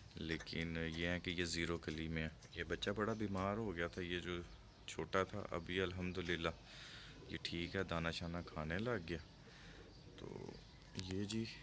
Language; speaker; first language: Urdu; native; Urdu